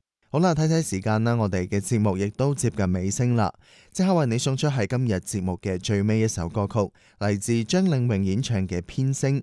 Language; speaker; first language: Chinese; non-native, local second language; Cantonese